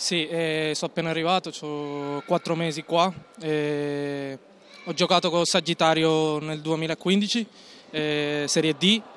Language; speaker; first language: Italian; non-native, learner; Spanish